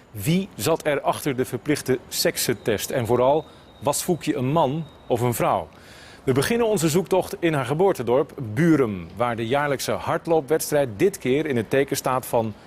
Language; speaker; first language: Dutch; native; Dutch